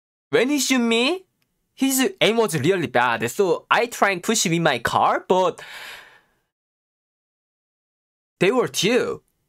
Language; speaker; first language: English; non-native, learner; Korean